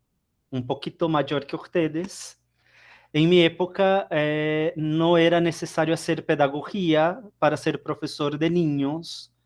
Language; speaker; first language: Spanish; non-native, fluent; Portuguese